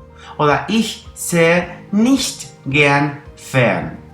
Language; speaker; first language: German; non-native, fluent; Spanish